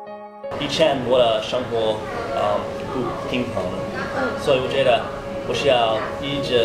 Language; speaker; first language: Chinese; non-native, learner; English